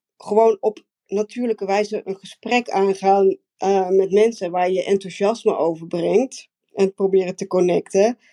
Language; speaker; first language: Dutch; native; Dutch